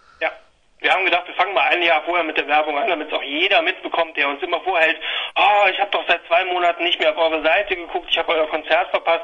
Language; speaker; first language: German; native; German